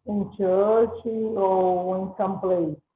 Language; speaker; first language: English; non-native, learner; Portuguese